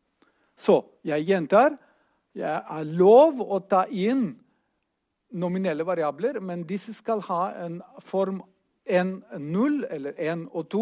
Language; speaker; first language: Norwegian; non-native, fluent; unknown